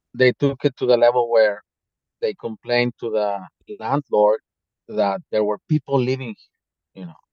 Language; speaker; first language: English; non-native, fluent; Spanish